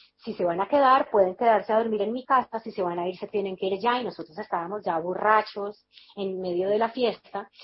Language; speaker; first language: Spanish; native; Spanish